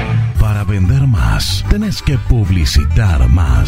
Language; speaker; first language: Spanish; native; Spanish